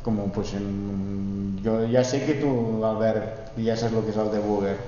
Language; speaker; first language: Spanish; non-native, local second language; Catalan